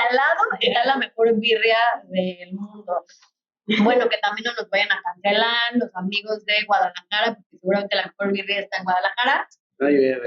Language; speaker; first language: Spanish; native; Spanish